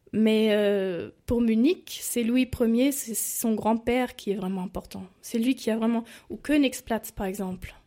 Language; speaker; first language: French; non-native, fluent; German